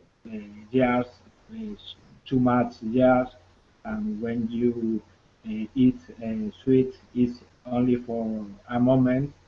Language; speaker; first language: English; non-native, learner; Spanish